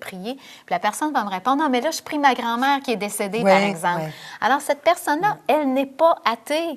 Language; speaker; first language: French; native; French